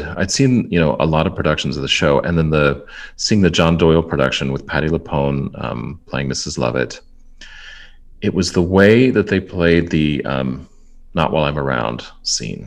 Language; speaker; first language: English; native; English